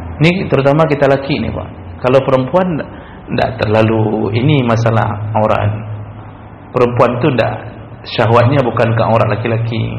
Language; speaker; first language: Malay; non-native, local second language; Achinese